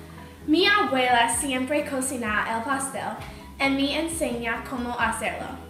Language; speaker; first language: Spanish; non-native, learner; English